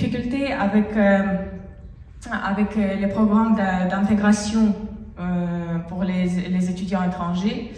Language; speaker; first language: French; non-native, fluent; Russian